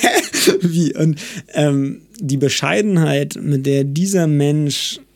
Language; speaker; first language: German; native; German